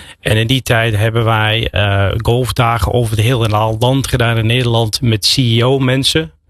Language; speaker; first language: Dutch; non-native, fluent; English